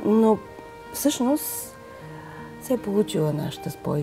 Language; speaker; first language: Bulgarian; native; Bulgarian